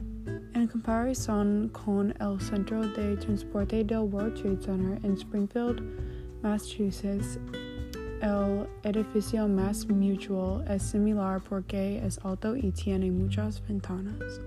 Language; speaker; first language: Spanish; non-native, learner; English